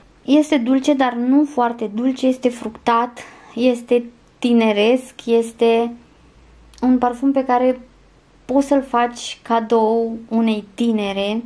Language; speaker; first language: Romanian; native; Romanian